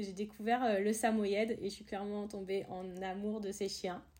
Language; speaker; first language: French; native; French